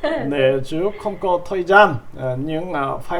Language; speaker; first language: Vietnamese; non-native, learner; Korean